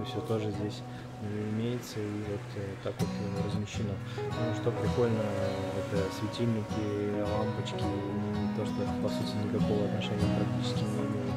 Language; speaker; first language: Russian; native; Russian